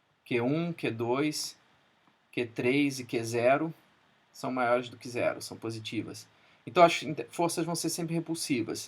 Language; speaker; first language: Portuguese; native; Portuguese